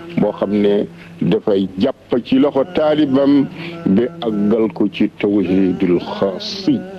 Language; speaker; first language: Wolof; non-native, local second language; Fula